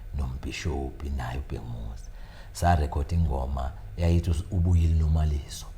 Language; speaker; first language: Zulu; native; Zulu